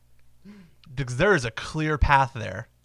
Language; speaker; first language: English; native; English